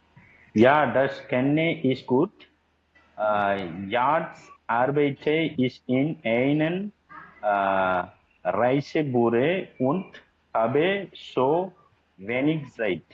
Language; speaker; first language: German; non-native, learner; Tamil